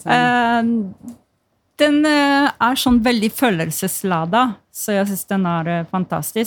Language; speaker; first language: Norwegian; non-native, fluent; Polish